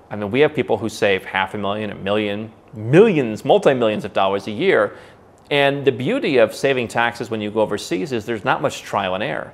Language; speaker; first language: English; native; English